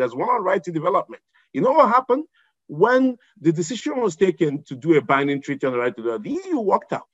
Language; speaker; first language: English; non-native, local second language; Igbo